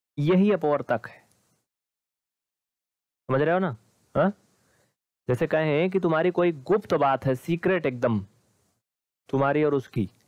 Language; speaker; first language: Hindi; native; Hindi